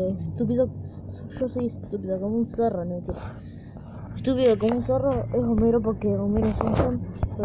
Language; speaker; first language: Spanish; native; Spanish